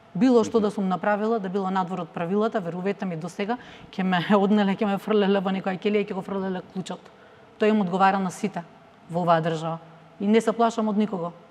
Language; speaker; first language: Macedonian; native; Macedonian